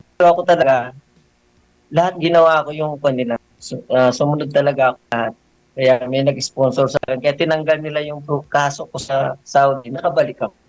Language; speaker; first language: Filipino; native; Filipino